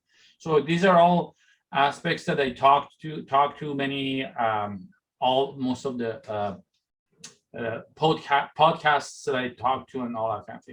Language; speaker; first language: English; non-native, fluent; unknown